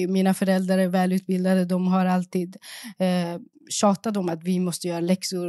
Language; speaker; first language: Swedish; early bilingual, other home language; Persian